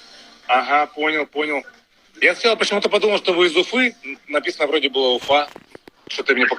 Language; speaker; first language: Russian; native; Russian